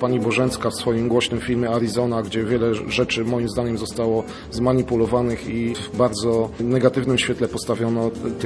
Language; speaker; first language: Polish; native; Polish